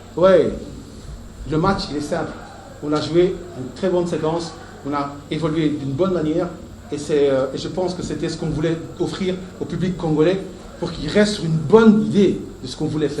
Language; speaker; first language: French; native; French